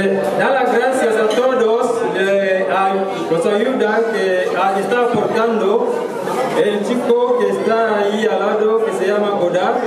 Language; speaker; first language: Spanish; non-native, learner; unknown